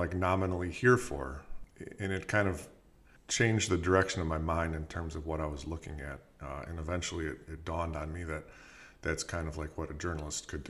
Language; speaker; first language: English; native; English